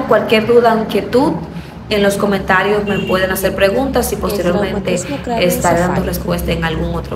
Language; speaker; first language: Spanish; native; Spanish